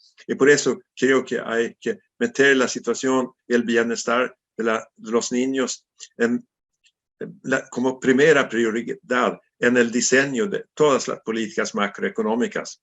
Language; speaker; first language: Spanish; non-native, fluent; Swedish